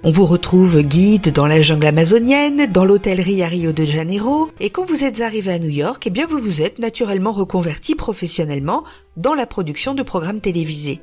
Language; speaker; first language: French; native; French